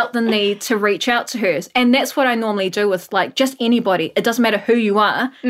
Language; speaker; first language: English; native; English